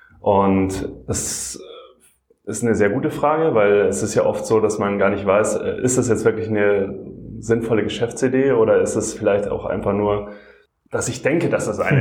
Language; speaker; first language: German; native; German